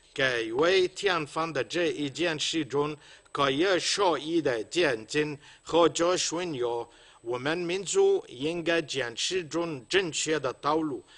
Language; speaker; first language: Chinese; non-native, fluent; Arabic